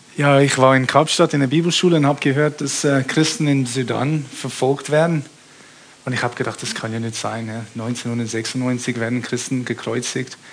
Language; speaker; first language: German; early bilingual, heritage; German